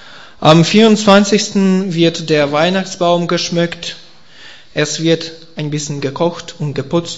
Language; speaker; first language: German; non-native, learner; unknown